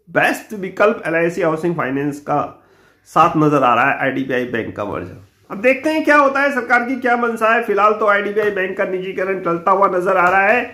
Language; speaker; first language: Hindi; native; Hindi